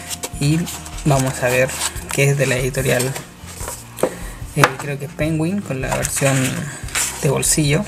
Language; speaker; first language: Spanish; native; Spanish